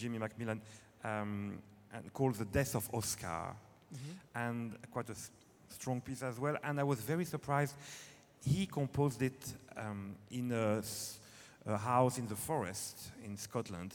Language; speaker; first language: English; non-native, fluent; French